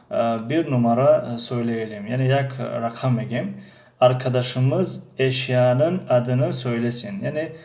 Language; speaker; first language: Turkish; non-native, fluent; Tajik